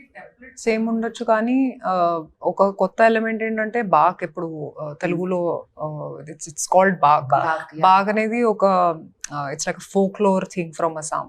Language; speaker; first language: Telugu; non-native, local second language; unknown